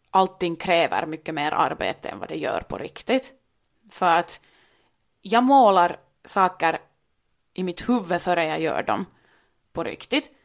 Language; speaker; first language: Swedish; native; Swedish